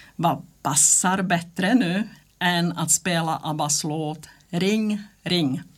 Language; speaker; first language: Swedish; non-native, fluent; Czech